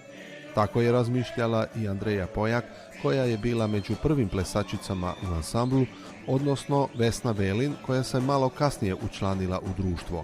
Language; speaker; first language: Bosnian; native; Bosnian